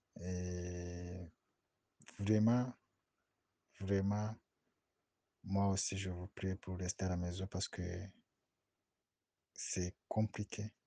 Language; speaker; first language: French; non-native, local second language; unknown